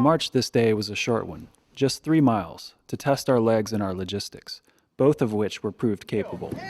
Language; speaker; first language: English; native; English